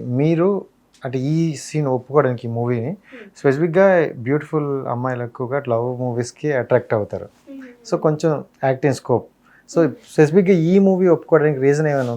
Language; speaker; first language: Telugu; native; Telugu